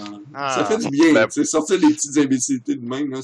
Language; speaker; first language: French; native; French